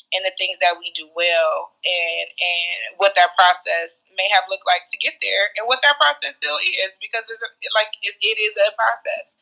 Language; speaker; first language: English; native; English